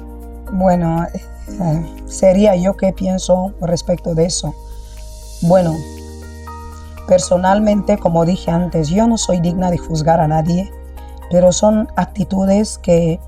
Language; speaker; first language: Spanish; non-native, local second language; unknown